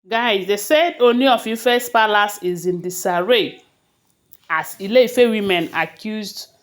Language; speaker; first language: English; non-native, local second language; Yoruba